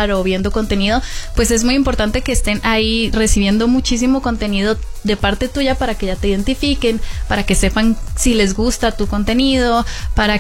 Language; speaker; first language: Spanish; native; Spanish